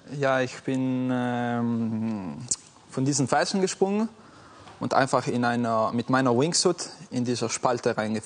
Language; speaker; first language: German; non-native, fluent; Italian